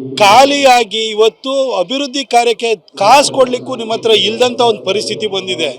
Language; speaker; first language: Kannada; native; Kannada